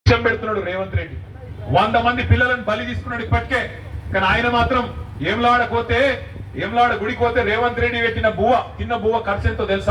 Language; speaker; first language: Telugu; native; Telugu